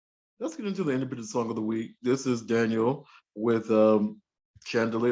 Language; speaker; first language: English; native; English